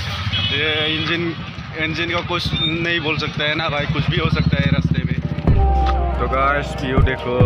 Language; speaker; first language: Hindi; non-native, local second language; Assamese